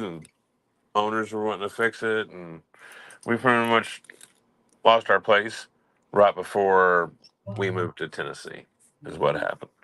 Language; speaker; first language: English; native; English